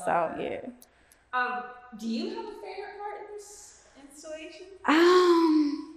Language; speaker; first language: English; native; English